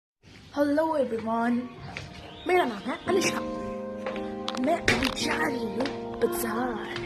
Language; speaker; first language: Hindi; non-native, local second language; Bangla